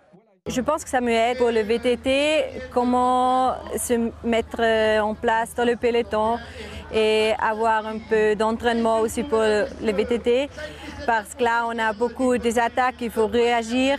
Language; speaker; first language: French; non-native, local second language; German